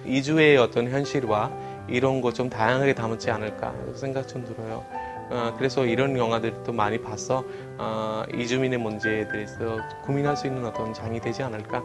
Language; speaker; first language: Korean; non-native, fluent; Bangla